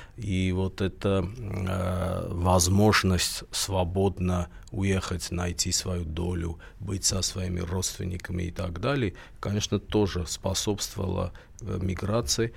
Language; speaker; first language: Russian; non-native, local second language; Armenian